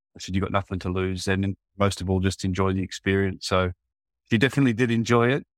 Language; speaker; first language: English; native; English